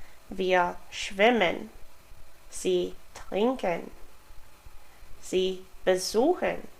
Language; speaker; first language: German; non-native, fluent; English